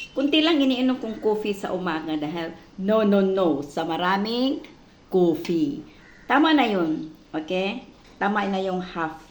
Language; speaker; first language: Filipino; non-native, local second language; Cebuano